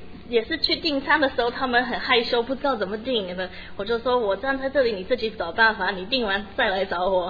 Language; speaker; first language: Chinese; early bilingual, heritage; Chinese